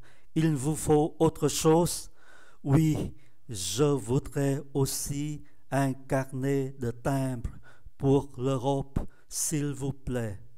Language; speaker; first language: French; non-native, fluent; Vietnamese